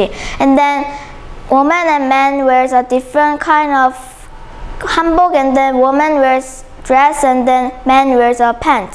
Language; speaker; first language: English; non-native, learner; Korean